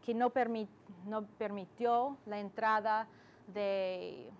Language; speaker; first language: Spanish; non-native, fluent; English